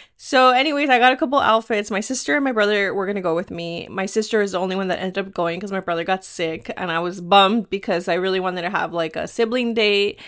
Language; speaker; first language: English; early bilingual, other home language; Spanish